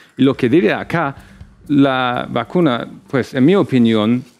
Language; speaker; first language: Spanish; non-native, fluent; English